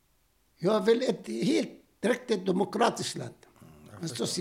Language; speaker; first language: Swedish; non-native, fluent; Arabic